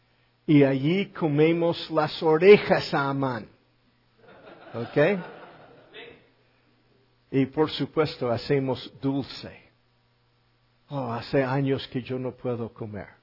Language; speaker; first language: Spanish; non-native, fluent; English